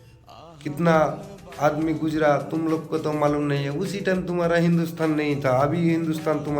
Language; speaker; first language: Hindi; non-native, local second language; Bangla